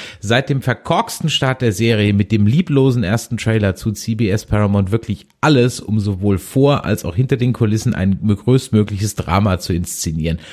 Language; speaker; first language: German; native; German